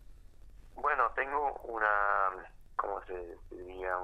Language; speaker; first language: Spanish; non-native, fluent; French